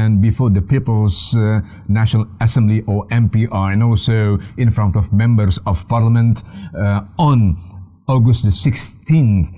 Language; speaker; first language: English; non-native, fluent; Indonesian